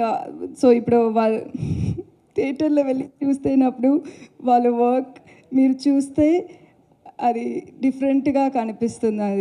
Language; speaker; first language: Telugu; non-native, learner; Tamil